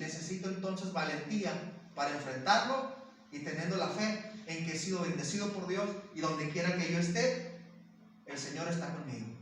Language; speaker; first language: Spanish; native; Spanish